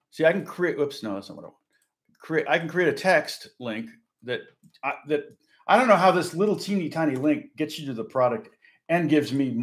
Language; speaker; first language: English; native; English